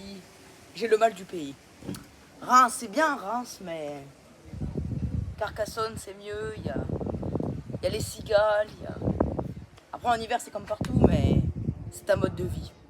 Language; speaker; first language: French; native; French